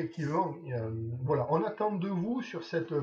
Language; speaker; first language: French; native; French